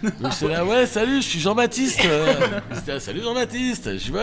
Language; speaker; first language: French; native; French